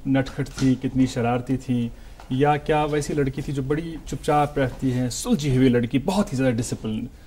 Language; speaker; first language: Hindi; non-native, local second language; Kashmiri